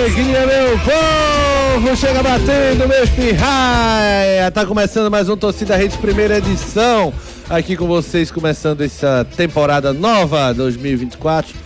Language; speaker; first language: Portuguese; native; Portuguese